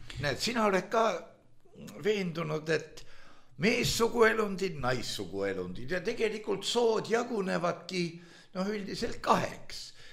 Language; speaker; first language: Estonian; native; Estonian